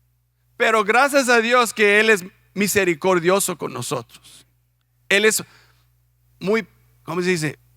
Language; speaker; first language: Spanish; non-native, fluent; English